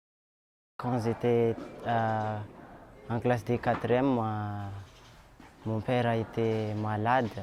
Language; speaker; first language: French; non-native, local second language; Malagasy